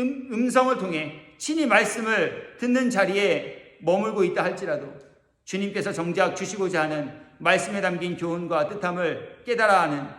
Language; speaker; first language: Korean; native; Korean